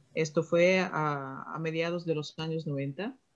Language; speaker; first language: Spanish; non-native, fluent; Russian